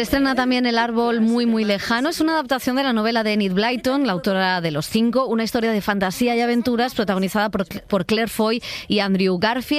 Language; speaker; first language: Spanish; native; Spanish